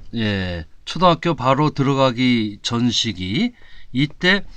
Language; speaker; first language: Korean; native; Korean